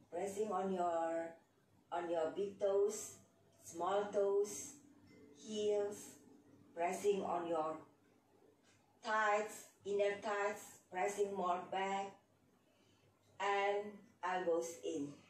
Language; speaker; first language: English; non-native, learner; Indonesian